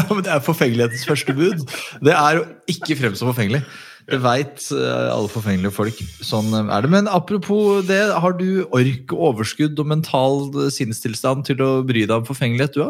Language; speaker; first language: Norwegian; native; Norwegian